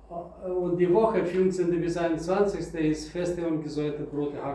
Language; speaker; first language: German; non-native, fluent; Russian